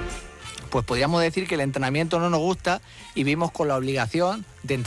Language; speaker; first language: Spanish; native; Spanish